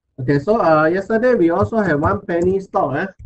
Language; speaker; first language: English; non-native, local second language; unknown